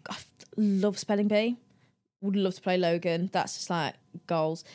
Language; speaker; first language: English; native; English